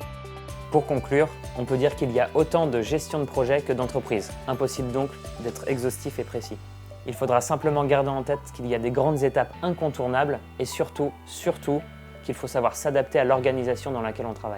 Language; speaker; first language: French; native; French